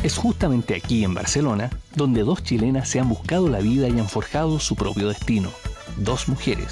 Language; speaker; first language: Spanish; native; Spanish